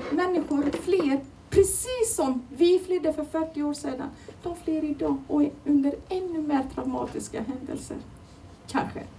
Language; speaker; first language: Swedish; non-native, fluent; Turoyo